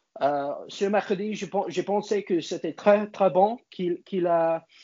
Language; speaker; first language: French; non-native, learner; English